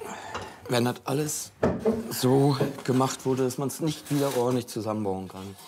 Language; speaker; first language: German; native; German